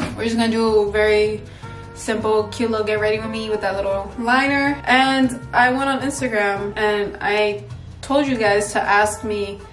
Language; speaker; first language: English; early bilingual, other home language; Spanish